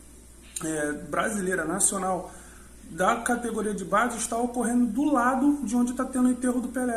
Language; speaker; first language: Portuguese; native; Portuguese